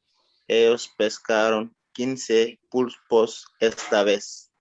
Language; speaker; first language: Spanish; non-native, learner; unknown